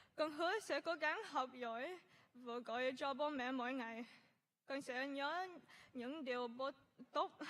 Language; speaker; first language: Vietnamese; early bilingual, other home language; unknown